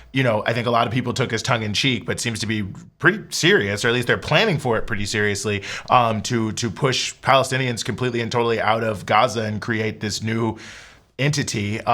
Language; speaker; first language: English; native; English